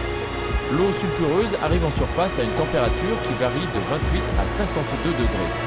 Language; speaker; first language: French; native; French